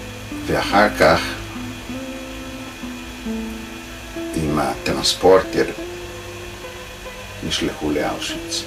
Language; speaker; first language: Hebrew; non-native, fluent; Italian